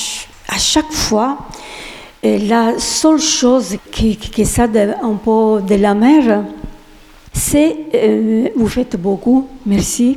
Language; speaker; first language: French; non-native, fluent; Italian